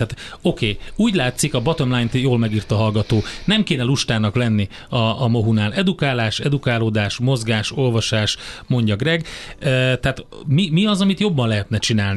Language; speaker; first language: Hungarian; native; Hungarian